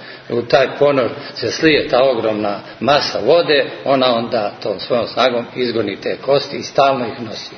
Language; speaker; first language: Serbian; native; Serbian